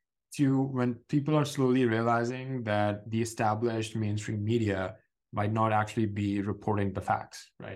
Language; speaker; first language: English; non-native, local second language; Urdu